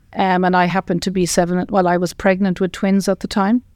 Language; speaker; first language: English; native; English